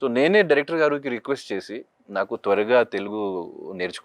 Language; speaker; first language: Telugu; non-native, local second language; Hindi